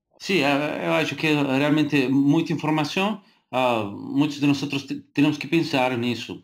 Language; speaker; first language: Portuguese; non-native, learner; Spanish